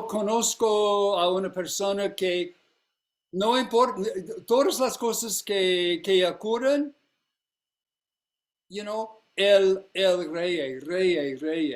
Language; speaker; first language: Spanish; non-native, fluent; English